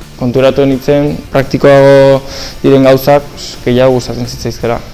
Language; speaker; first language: Basque; native; Basque